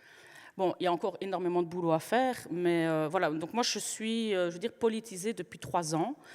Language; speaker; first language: French; native; French